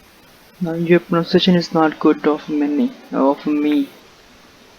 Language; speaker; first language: English; non-native, local second language; Punjabi